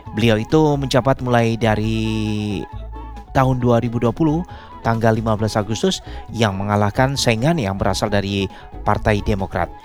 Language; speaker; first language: Indonesian; native; Indonesian